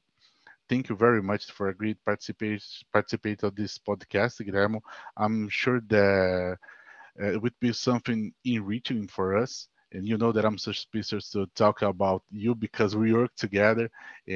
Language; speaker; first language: English; non-native, fluent; Portuguese